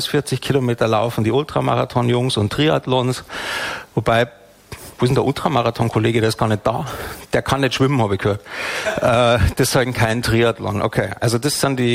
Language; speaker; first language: German; native; German